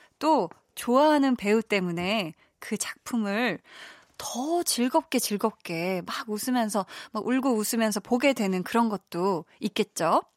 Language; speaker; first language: Korean; native; Korean